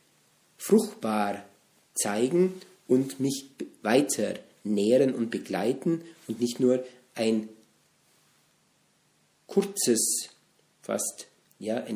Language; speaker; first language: German; native; German